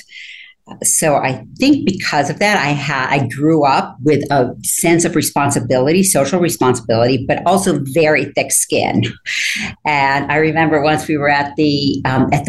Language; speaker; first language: English; native; English